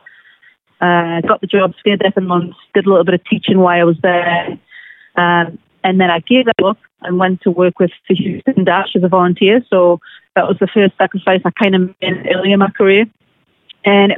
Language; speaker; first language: English; native; English